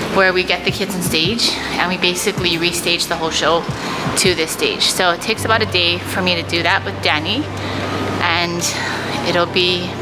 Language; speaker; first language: English; native; English